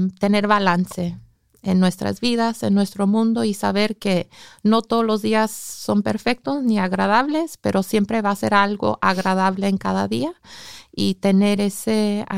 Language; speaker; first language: Spanish; early bilingual, heritage; English